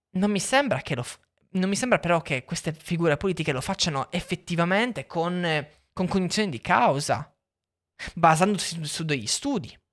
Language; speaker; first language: Italian; native; Italian